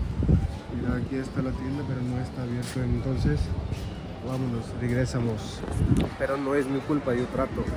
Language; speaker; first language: Spanish; non-native, learner; Hindi